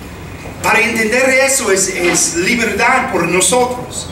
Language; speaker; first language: Spanish; non-native, fluent; English